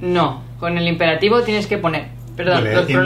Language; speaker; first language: Spanish; native; Spanish